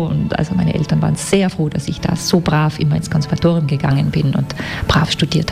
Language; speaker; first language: German; native; German